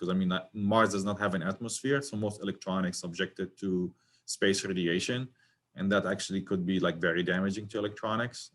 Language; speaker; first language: English; non-native, fluent; Arabic